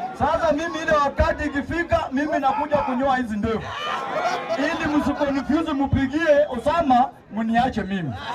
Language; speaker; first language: Swahili; non-native, local second language; Luyia